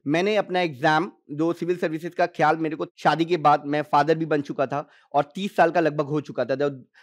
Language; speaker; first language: Hindi; native; Hindi